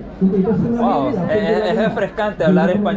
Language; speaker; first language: Spanish; early bilingual, heritage; Spanish